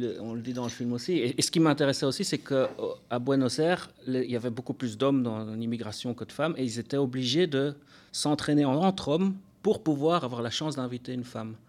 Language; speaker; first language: French; native; French